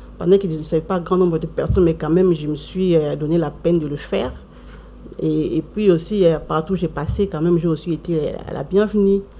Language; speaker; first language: French; non-native, local second language; Lingala